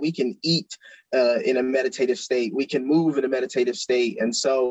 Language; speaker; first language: English; native; English